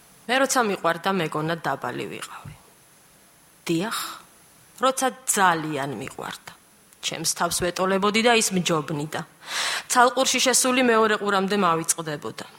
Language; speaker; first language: Georgian; native; Georgian